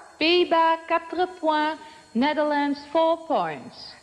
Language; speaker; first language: English; non-native, fluent; Dutch